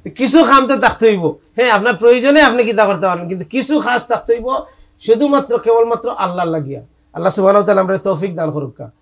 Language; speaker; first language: Bangla; native; Bangla